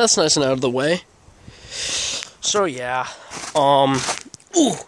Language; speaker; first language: English; native; English